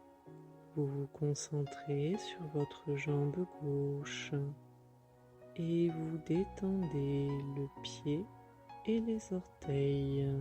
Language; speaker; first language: French; native; French